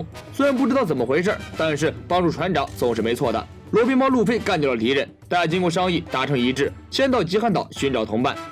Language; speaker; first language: Chinese; native; Chinese